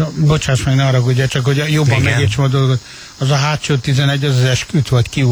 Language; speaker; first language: Hungarian; native; Hungarian